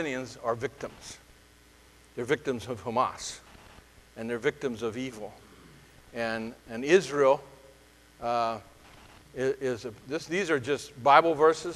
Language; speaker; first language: English; native; English